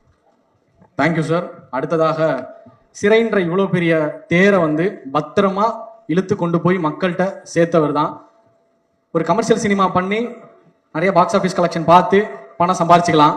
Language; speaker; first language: Tamil; native; Tamil